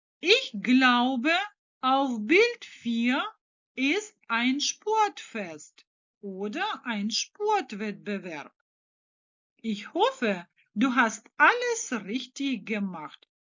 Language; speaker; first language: German; non-native, fluent; Ukrainian